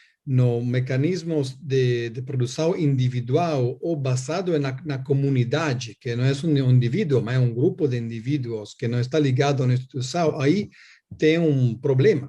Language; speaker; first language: Portuguese; non-native, learner; Italian